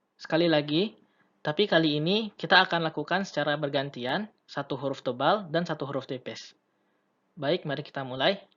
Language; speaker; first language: Indonesian; native; Indonesian